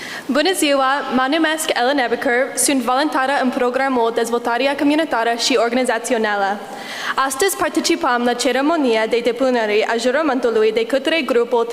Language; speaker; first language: Romanian; non-native, learner; English